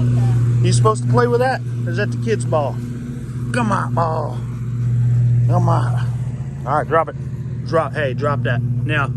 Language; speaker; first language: English; native; English